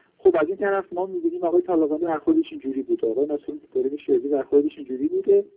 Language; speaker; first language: Persian; non-native, local second language; Kurdish